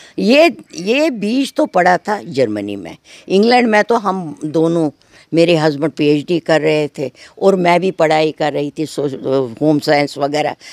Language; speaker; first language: Urdu; non-native, local second language; Kashmiri